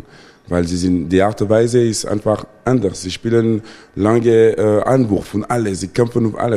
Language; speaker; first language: German; non-native, local second language; French